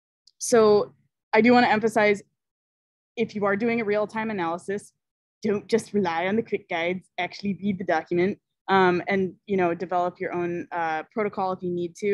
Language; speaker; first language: English; native; English